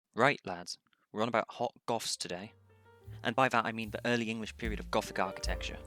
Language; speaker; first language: English; native; English